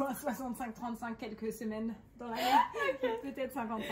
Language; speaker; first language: French; native; French